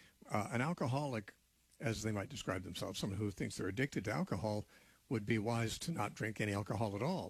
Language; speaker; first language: English; native; English